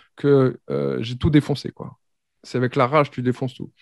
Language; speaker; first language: French; native; French